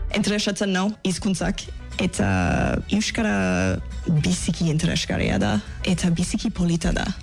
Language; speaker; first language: Basque; non-native, learner; English